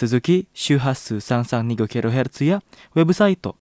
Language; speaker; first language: Japanese; non-native, fluent; Indonesian